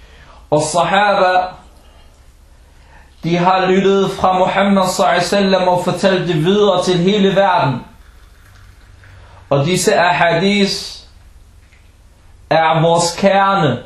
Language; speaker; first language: Danish; early bilingual, other home language; Arabic